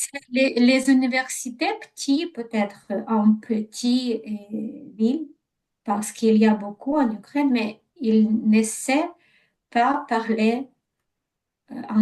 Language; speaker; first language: French; non-native, learner; Ukrainian